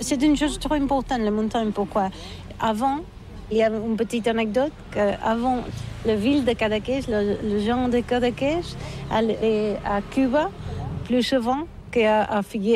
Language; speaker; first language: French; non-native, learner; Catalan